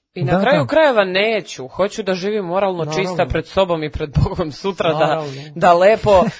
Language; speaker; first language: Serbian; native; Serbian